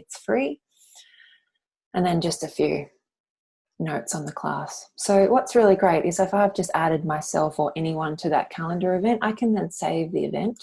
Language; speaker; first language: English; native; English